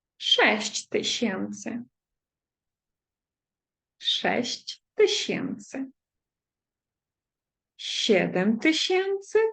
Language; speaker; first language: Polish; non-native, fluent; Ukrainian